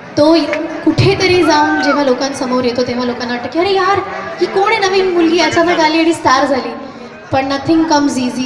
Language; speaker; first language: Marathi; non-native, local second language; Hindi